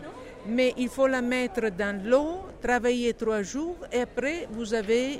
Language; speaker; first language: French; non-native, learner; Italian